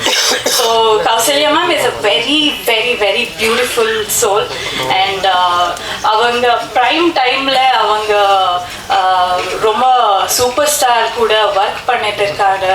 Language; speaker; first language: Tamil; non-native, learner; Kannada